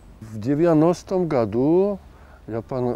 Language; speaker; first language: Russian; non-native, fluent; Czech